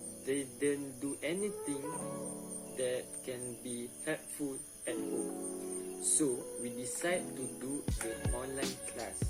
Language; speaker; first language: English; non-native, local second language; Malay